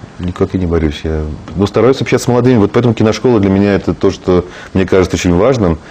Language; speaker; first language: Russian; native; Russian